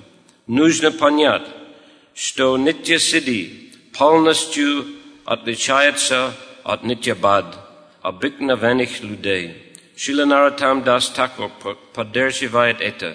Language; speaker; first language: Russian; non-native, fluent; English